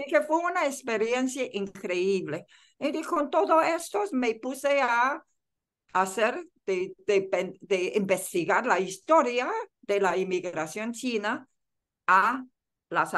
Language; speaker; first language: Spanish; non-native, fluent; Chinese